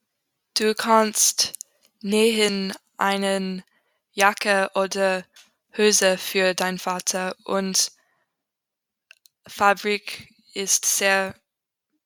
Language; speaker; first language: German; non-native, learner; English